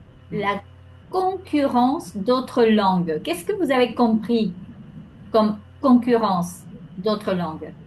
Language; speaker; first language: French; non-native, fluent; Spanish